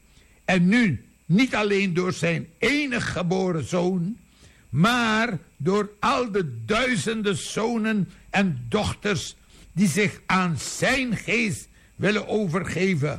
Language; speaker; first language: Dutch; native; Dutch